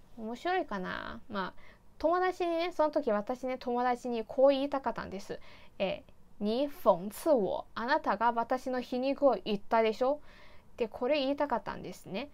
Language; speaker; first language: Japanese; non-native, fluent; Chinese